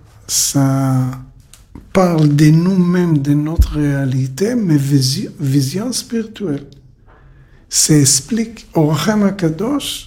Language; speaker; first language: French; non-native, learner; Hebrew